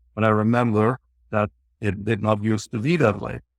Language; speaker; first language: English; non-native, fluent; Dutch